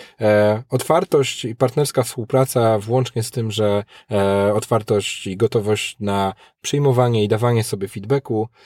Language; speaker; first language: Polish; native; Polish